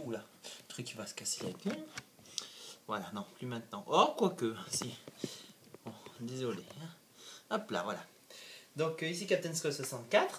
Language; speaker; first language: French; native; French